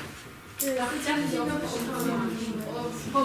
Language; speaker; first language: French; non-native, learner; Ukrainian